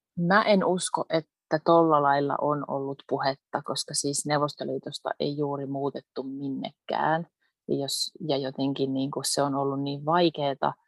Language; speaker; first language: Finnish; early bilingual, heritage; Finnish